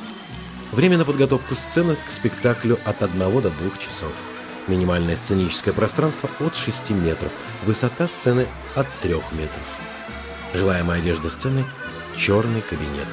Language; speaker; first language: Russian; native; Russian